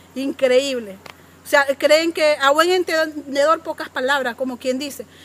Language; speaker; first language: Spanish; non-native, local second language; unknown